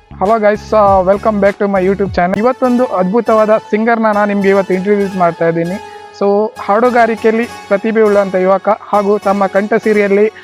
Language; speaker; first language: Kannada; native; Kannada